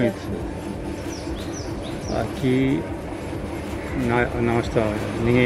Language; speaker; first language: Portuguese; early bilingual, heritage; Konkani